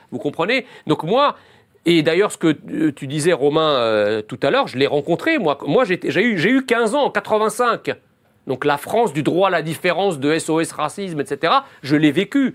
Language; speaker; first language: French; early bilingual, other home language; Arabic